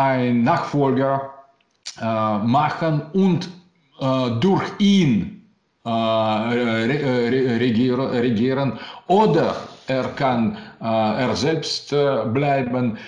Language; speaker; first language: German; non-native, learner; Russian